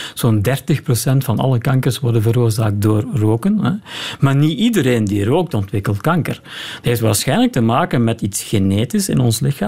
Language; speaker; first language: Dutch; native; Dutch